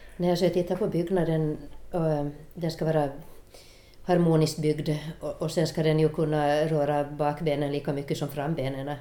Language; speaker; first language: Swedish; native; Swedish